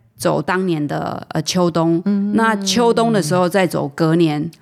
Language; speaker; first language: Chinese; native; Chinese